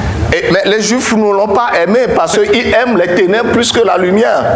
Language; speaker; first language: French; non-native, local second language; Ewe